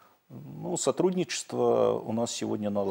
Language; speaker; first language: Russian; native; Russian